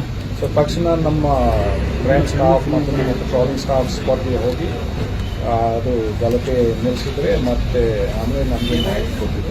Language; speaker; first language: Kannada; non-native, fluent; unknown